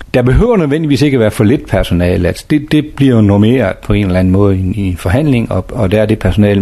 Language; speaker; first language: Danish; native; Danish